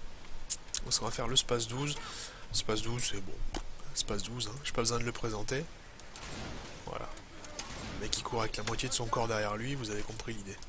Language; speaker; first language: French; native; French